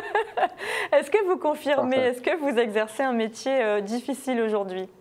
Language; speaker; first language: French; native; French